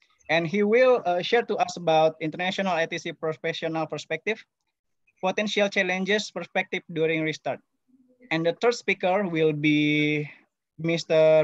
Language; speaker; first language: English; non-native, fluent; Indonesian